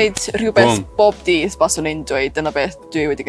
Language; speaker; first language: Welsh; non-native, fluent; Estonian